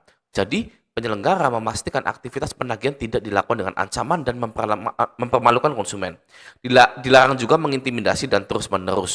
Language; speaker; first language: Indonesian; native; Indonesian